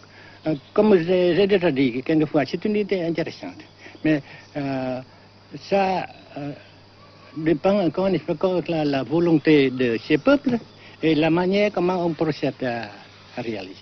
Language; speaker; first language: French; non-native, fluent; Vietnamese